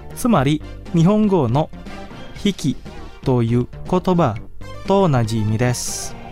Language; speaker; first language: Japanese; non-native, fluent; Indonesian